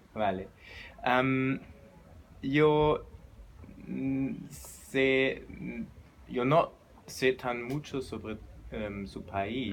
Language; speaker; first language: Spanish; non-native, learner; German